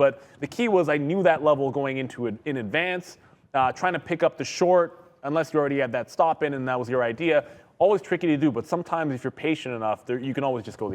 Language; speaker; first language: English; native; English